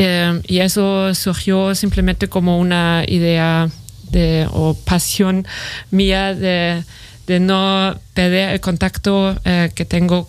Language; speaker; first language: Spanish; non-native, fluent; German